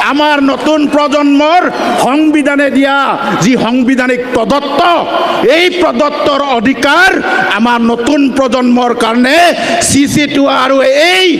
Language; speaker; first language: Assamese; non-native, local second language; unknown